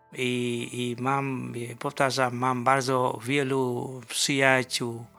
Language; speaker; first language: Polish; non-native, fluent; Vietnamese